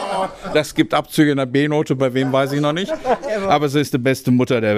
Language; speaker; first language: German; native; German